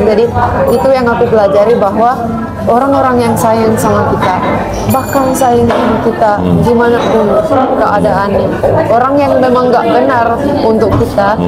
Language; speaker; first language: Indonesian; non-native, fluent; Finnish